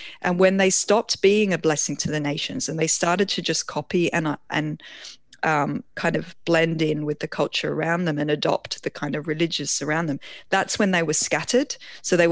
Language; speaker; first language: English; native; English